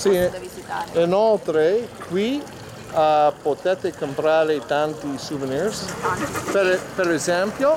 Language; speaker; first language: Italian; non-native, learner; English